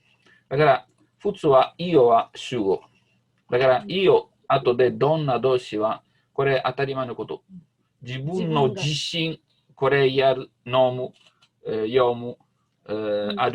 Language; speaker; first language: Japanese; non-native, learner; Italian